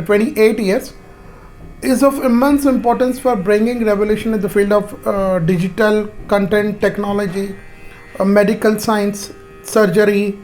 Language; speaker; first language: English; non-native, local second language; Hindi